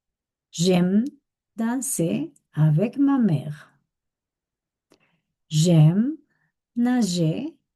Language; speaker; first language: French; non-native, fluent; Spanish